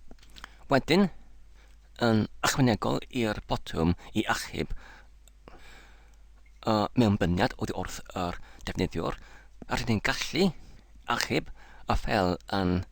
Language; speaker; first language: Welsh; non-native, learner; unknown